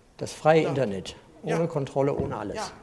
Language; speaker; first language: German; native; German